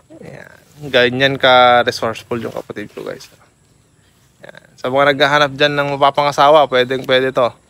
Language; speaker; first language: Filipino; non-native, local second language; Iloko